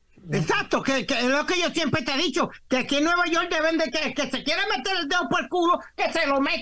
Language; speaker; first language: Spanish; native; Spanish